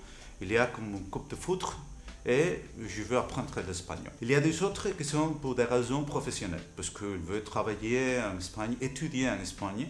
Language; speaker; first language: French; non-native, fluent; Spanish